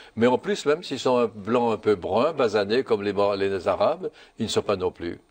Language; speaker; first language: French; native; French